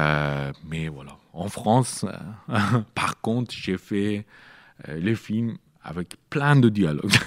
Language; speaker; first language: French; non-native, learner; Persian